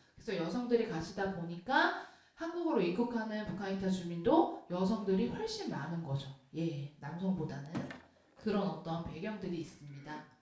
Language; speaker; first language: Korean; native; Korean